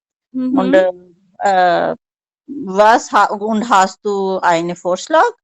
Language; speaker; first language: German; non-native, learner; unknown